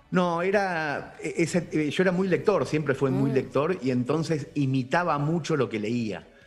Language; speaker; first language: Spanish; native; Spanish